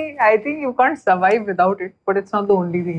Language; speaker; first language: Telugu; non-native, learner; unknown